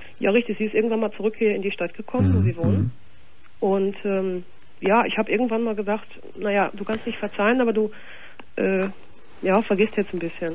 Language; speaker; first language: German; native; German